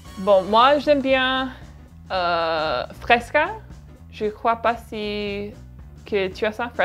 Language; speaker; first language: French; non-native, fluent; English